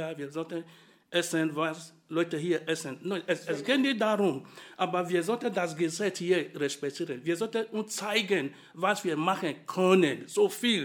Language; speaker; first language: German; non-native, fluent; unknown